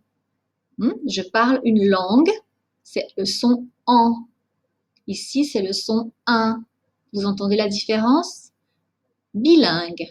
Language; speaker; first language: French; native; French